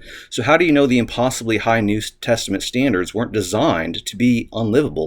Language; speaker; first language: English; native; English